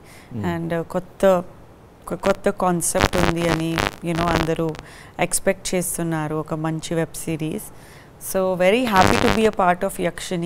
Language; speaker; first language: Telugu; non-native, fluent; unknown